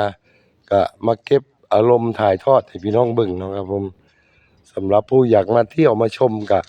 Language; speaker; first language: Thai; non-native, local second language; Northeastern Thai